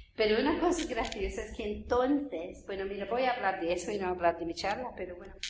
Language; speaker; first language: Spanish; non-native, fluent; English